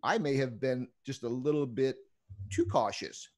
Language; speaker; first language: English; native; English